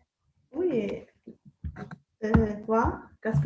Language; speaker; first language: French; non-native, local second language; Arabic